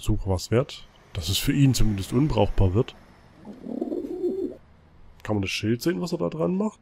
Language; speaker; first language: German; native; German